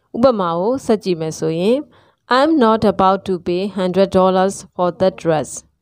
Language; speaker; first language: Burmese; native; Burmese